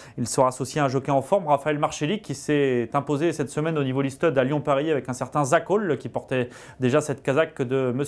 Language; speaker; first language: French; native; French